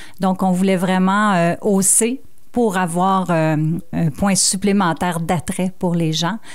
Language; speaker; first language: French; native; French